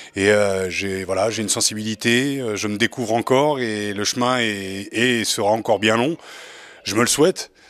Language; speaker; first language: French; native; French